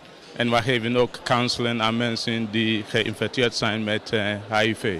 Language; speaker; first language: Dutch; non-native, fluent; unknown